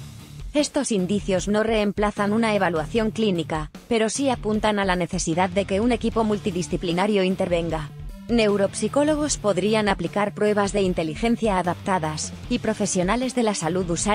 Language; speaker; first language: Spanish; native; Spanish